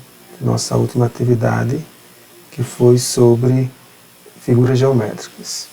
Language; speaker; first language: Portuguese; native; Portuguese